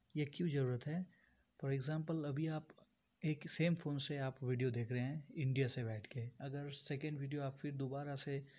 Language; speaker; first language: Hindi; non-native, local second language; Bangla